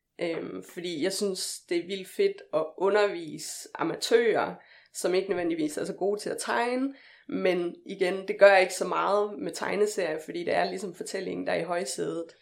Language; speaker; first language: Danish; native; Danish